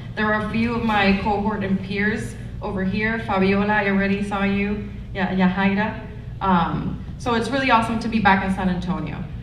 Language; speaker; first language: English; non-native, fluent; Spanish